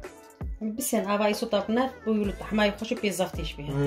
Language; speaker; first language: German; non-native, learner; Kurdish